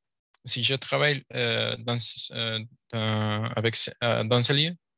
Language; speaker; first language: French; non-native, learner; Spanish